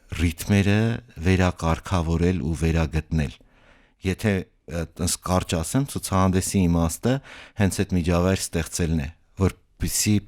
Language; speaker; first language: Armenian; native; Armenian